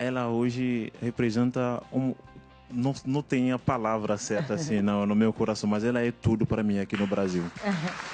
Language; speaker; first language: Portuguese; non-native, fluent; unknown